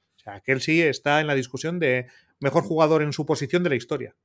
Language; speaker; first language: Spanish; native; Spanish